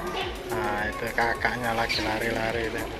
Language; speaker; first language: Indonesian; native; Indonesian